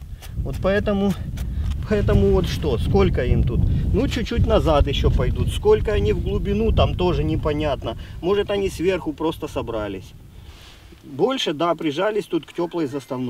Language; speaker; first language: Russian; native; Russian